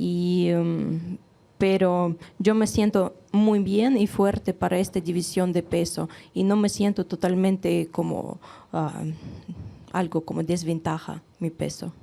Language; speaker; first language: Spanish; non-native, fluent; Russian